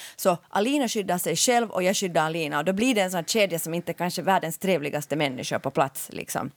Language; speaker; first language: Swedish; native; Swedish